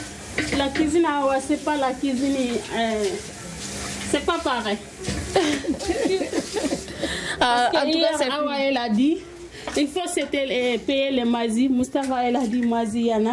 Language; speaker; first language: French; non-native, learner; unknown